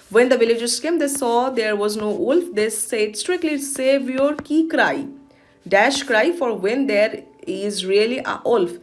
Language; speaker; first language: English; non-native, local second language; Bangla